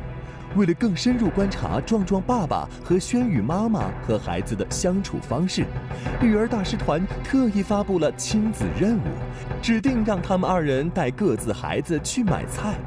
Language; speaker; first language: Chinese; native; Chinese